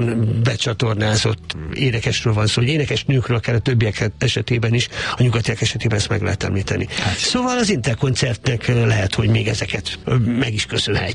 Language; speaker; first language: Hungarian; native; Hungarian